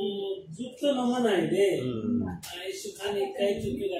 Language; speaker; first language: Japanese; non-native, learner; Nepali